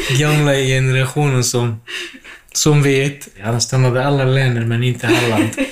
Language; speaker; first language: Swedish; non-native, fluent; Central Kurdish